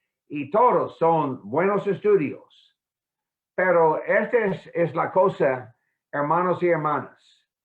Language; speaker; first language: Spanish; non-native, fluent; English